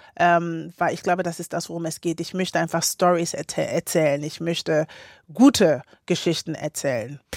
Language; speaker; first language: German; early bilingual, other home language; Akan